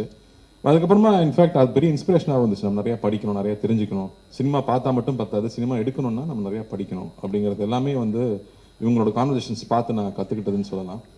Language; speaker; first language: Tamil; native; Tamil